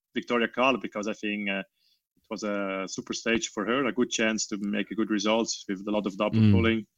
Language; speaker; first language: English; non-native, learner; Romansh